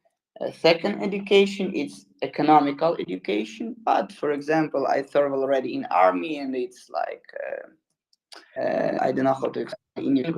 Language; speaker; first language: English; non-native, learner; Ukrainian